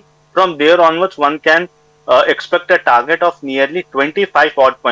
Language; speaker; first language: English; non-native, local second language; Hindi